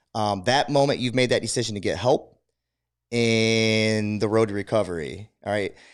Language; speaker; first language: English; native; English